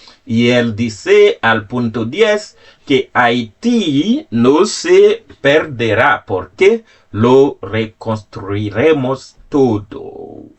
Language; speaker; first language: Spanish; non-native, fluent; Haitian Creole